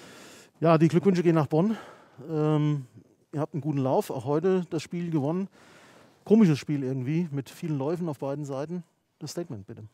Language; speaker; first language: German; native; German